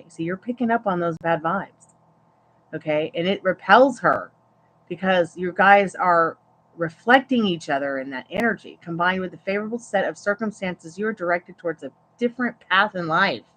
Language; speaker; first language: English; native; English